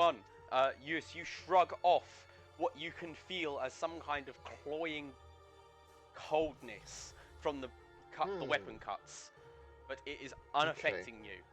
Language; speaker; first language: English; native; English